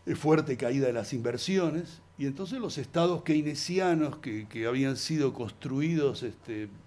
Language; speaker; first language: Spanish; native; Spanish